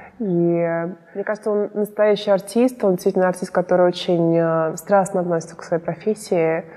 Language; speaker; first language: Russian; native; Russian